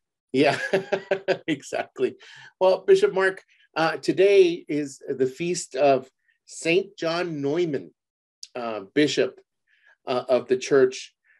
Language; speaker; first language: English; early bilingual, other home language; Spanish